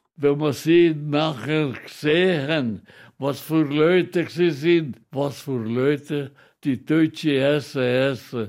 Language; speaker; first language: German; non-native, local second language; Italian